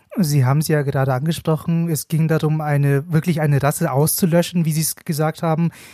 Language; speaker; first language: German; early bilingual, other home language; Vietnamese